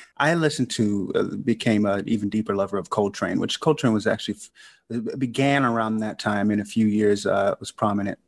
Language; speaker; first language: English; native; English